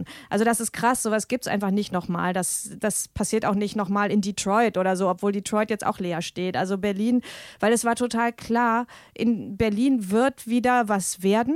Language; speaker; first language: German; native; German